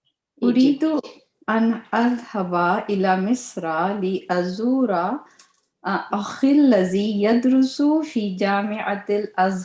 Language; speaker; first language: Arabic; non-native, learner; Hindi